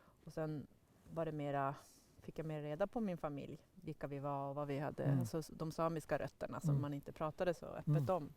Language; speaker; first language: Swedish; native; Swedish